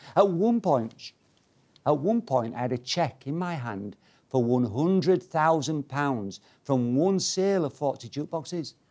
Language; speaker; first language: English; native; English